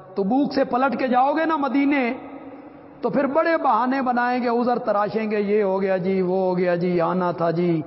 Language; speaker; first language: Urdu; non-native, local second language; Punjabi